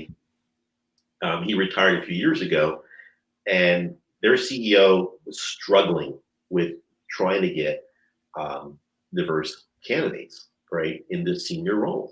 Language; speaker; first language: English; native; English